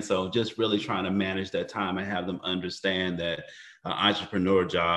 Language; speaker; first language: English; native; English